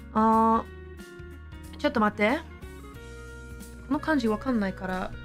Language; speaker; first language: Japanese; non-native, learner; English